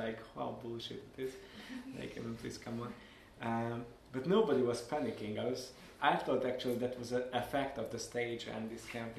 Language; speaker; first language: English; non-native, fluent; Hungarian